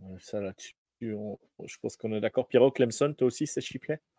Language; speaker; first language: French; native; French